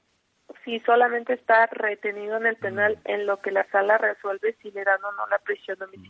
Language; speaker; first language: Spanish; native; Spanish